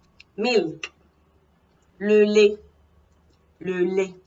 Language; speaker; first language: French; non-native, fluent; Spanish